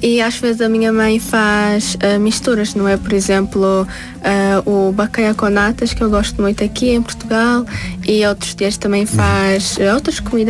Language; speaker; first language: Portuguese; early bilingual, other home language; Tajik